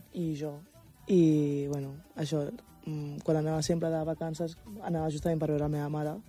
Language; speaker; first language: Catalan; early bilingual, other home language; Wolof